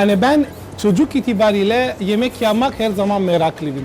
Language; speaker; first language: Turkish; non-native, learner; Italian